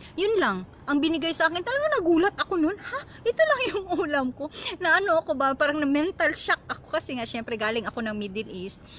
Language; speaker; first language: Filipino; non-native, local second language; Cebuano